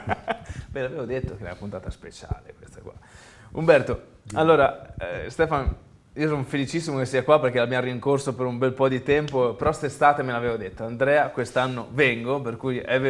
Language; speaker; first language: Italian; native; Italian